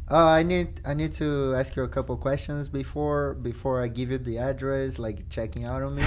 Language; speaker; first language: English; non-native, fluent; Portuguese